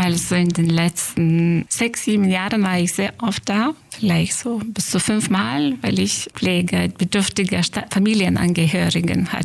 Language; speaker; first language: German; non-native, fluent; Lithuanian